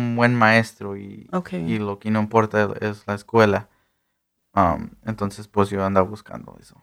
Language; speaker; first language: Spanish; early bilingual, heritage; Spanish